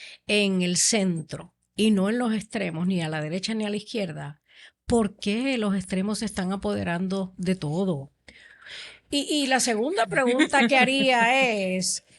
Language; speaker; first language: Spanish; native; Spanish